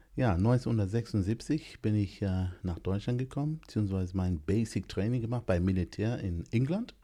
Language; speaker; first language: German; non-native, fluent; English